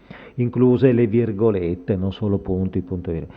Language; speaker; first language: Italian; native; Italian